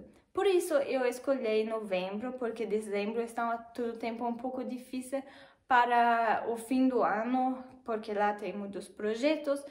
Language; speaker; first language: Portuguese; non-native, fluent; German